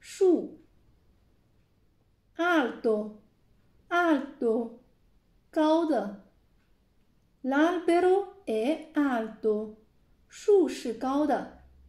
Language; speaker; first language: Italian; non-native, fluent; Chinese